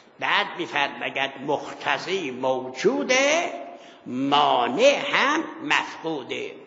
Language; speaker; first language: Persian; non-native, local second language; Azerbaijani